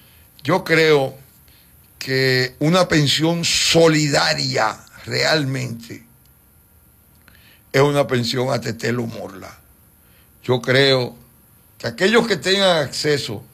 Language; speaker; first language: Spanish; native; Spanish